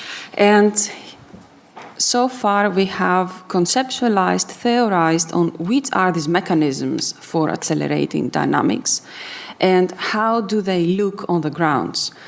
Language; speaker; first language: English; non-native, fluent; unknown